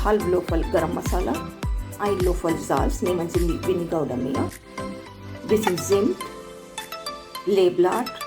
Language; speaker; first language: German; non-native, learner; Hindi